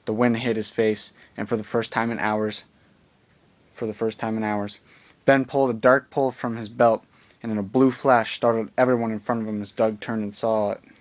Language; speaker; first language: English; native; English